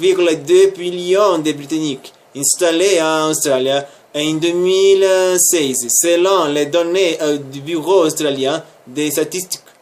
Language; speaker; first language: French; non-native, learner; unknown